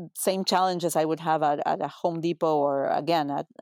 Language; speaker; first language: English; non-native, fluent; Spanish